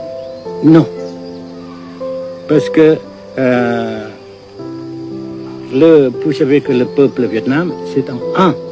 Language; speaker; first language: French; non-native, local second language; Vietnamese